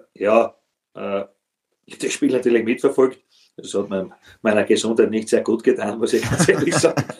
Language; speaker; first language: German; native; German